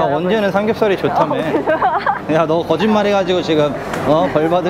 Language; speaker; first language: Korean; native; Korean